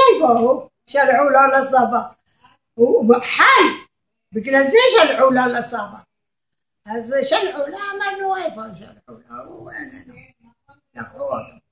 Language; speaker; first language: Hebrew; non-native, learner; Arabic